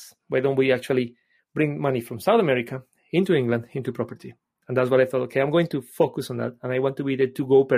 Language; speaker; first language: English; non-native, fluent; Spanish